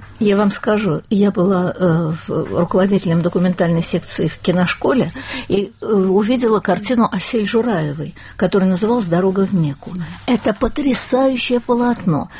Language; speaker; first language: Russian; native; Russian